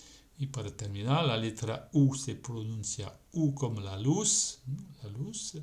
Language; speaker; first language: Spanish; non-native, fluent; French